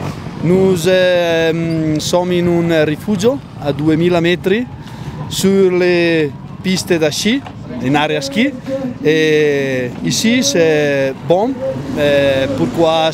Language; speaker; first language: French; non-native, learner; Italian